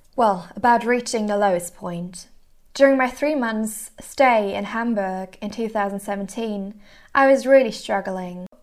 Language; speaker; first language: English; non-native, fluent; German